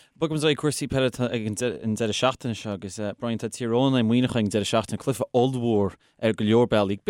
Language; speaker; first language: Irish; non-native, local second language; English